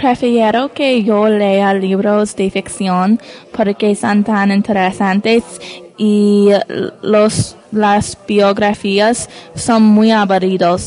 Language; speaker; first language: Spanish; non-native, learner; English